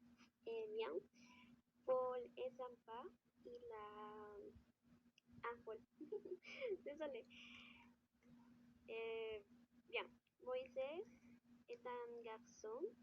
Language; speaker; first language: French; non-native, learner; Spanish